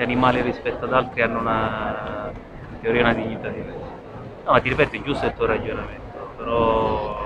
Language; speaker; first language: Italian; native; Italian